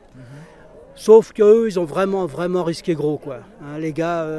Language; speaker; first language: French; native; French